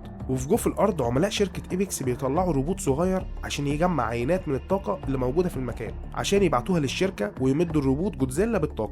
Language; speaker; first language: Arabic; native; Arabic